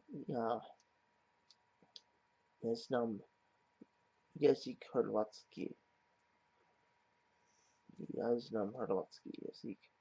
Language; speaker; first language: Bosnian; non-native, learner; English